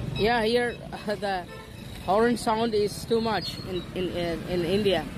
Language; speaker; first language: English; non-native, learner; Hindi